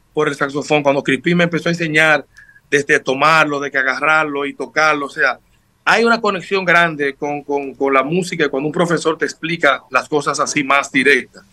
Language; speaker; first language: Spanish; native; Spanish